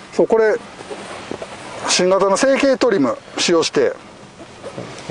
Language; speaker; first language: Japanese; native; Japanese